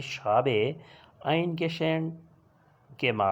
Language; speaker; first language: German; non-native, learner; Urdu